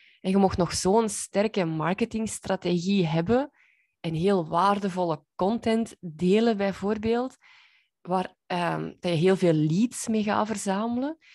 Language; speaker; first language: Dutch; native; Dutch